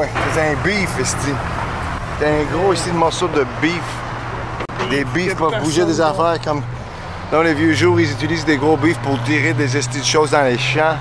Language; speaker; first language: French; native; French